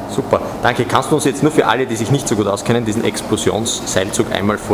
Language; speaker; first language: German; native; German